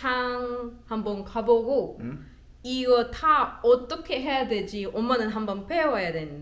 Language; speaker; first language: Korean; non-native, learner; German